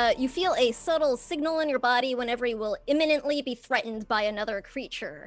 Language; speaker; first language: English; native; English